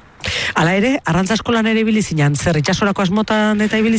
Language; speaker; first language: Basque; native; Basque